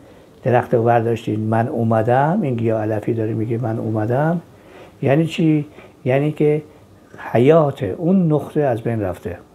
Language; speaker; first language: Persian; native; Persian